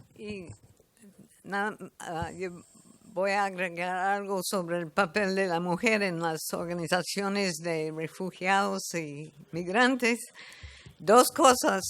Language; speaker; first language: Spanish; non-native, fluent; English